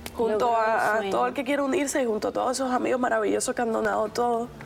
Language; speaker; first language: Spanish; native; Spanish